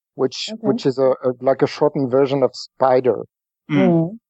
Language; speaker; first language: English; non-native, fluent; French